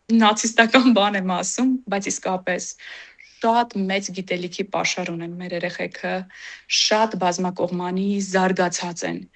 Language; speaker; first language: Armenian; native; Armenian